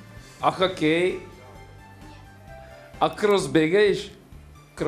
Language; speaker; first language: Russian; non-native, local second language; Latvian